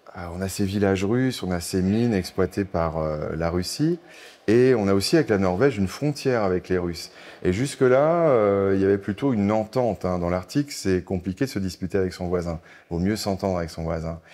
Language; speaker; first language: French; native; French